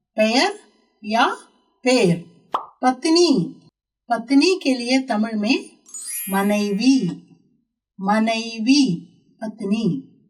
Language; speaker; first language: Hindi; non-native, local second language; Tamil